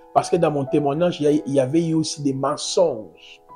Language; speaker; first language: French; non-native, local second language; Lingala